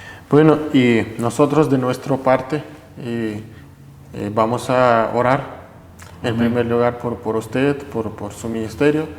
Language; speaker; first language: Spanish; non-native, fluent; Russian